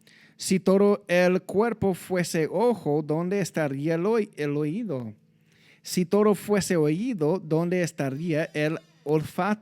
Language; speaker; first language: Spanish; non-native, fluent; English